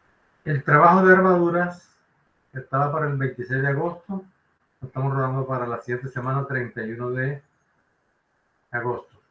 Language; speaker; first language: Spanish; native; Spanish